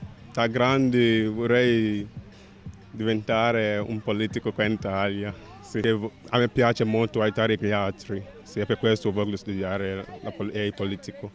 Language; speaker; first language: Italian; non-native, learner; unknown